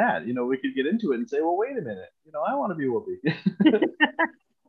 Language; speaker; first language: English; native; English